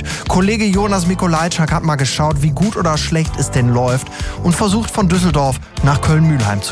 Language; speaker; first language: German; native; German